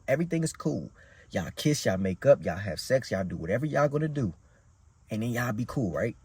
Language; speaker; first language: English; native; English